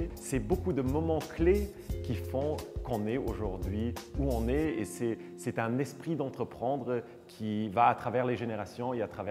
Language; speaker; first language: French; non-native, local second language; Luxembourgish